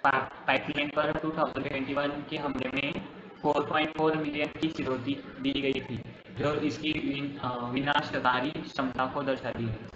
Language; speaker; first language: Hindi; non-native, local second language; Marathi